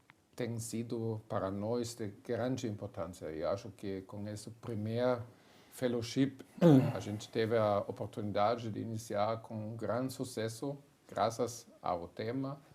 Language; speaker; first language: Portuguese; non-native, fluent; German